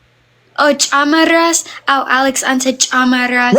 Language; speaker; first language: Amharic; non-native, learner; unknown